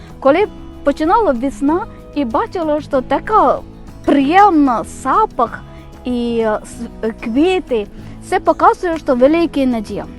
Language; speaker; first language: Ukrainian; non-native, fluent; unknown